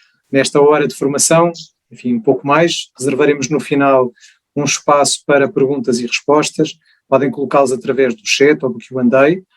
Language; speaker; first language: Portuguese; native; Portuguese